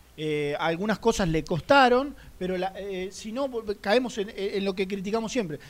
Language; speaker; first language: Spanish; native; Spanish